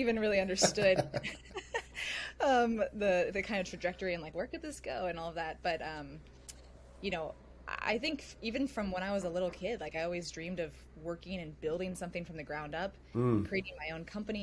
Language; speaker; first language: English; native; English